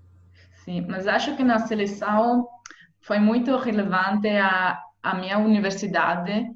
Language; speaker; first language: Portuguese; non-native, fluent; Italian